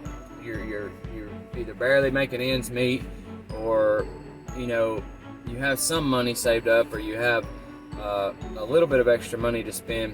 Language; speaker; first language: English; native; English